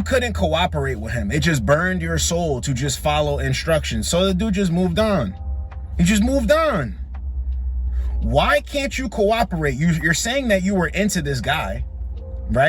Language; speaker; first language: English; native; English